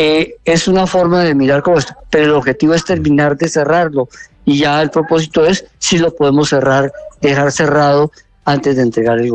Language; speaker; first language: Spanish; native; Spanish